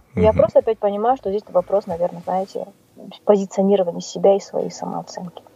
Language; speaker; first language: Russian; native; Russian